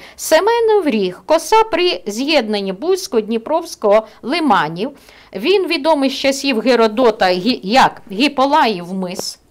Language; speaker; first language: Ukrainian; native; Ukrainian